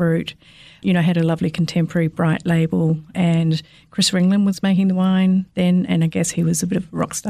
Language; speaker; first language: English; native; English